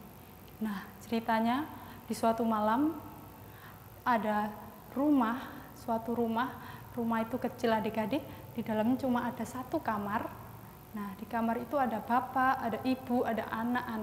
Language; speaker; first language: Indonesian; native; Indonesian